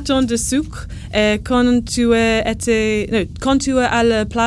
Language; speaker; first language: French; non-native, learner; English